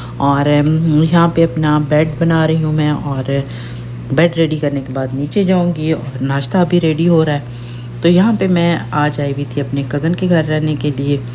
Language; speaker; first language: Urdu; non-native, local second language; Pahari-Potwari